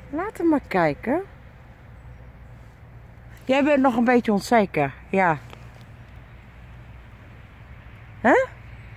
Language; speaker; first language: Dutch; native; Dutch